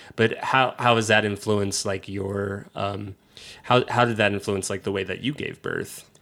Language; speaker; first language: English; native; English